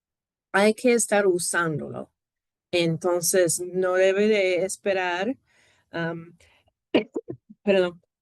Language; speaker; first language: Spanish; non-native, fluent; English